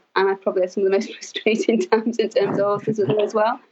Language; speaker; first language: English; native; English